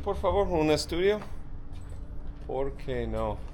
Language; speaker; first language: Spanish; non-native, learner; English